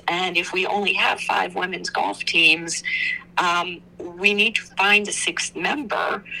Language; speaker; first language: English; native; English